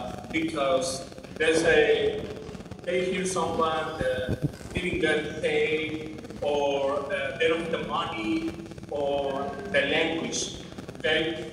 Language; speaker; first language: English; non-native, fluent; Spanish